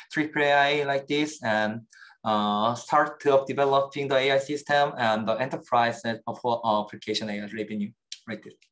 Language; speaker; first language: English; non-native, fluent; Korean